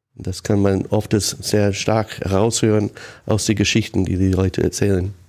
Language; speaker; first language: German; non-native, fluent; English